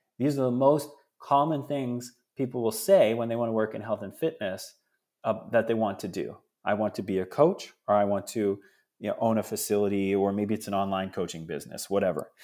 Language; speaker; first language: English; early bilingual, other home language; Italian